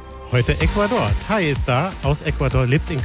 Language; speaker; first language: German; native; German